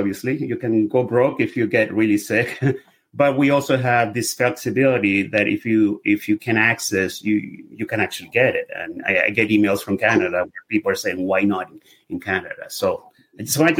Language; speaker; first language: English; non-native, fluent; Spanish